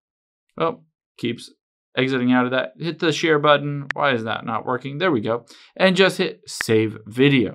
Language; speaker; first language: English; native; English